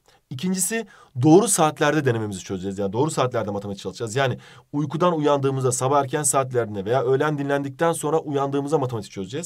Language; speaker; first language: Turkish; native; Turkish